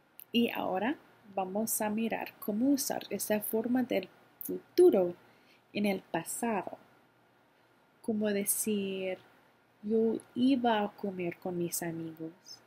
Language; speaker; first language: Spanish; non-native, fluent; English